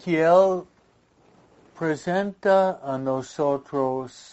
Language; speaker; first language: Spanish; non-native, fluent; English